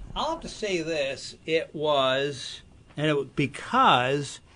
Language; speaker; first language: English; native; English